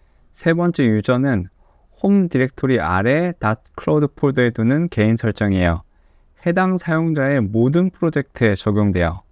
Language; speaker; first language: Korean; native; Korean